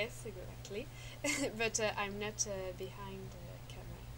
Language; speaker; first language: English; non-native, learner; French